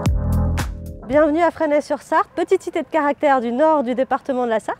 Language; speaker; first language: French; native; French